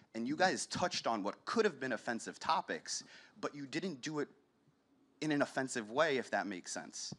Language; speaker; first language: English; native; English